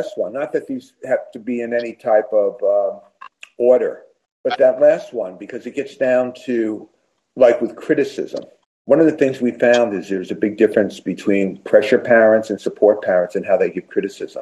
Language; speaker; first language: English; native; English